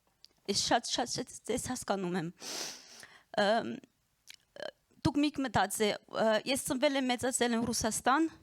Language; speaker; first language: Armenian; early bilingual, heritage; Armenian